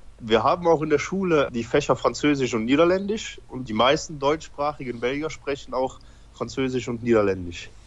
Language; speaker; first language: German; early bilingual, other home language; Polish